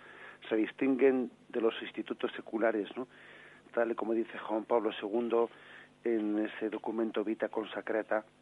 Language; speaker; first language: Spanish; native; Spanish